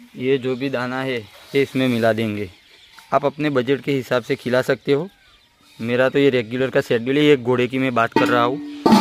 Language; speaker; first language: Hindi; non-native, local second language; Gujarati